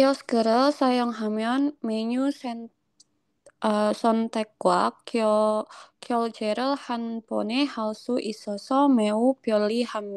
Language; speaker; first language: Korean; non-native, learner; Indonesian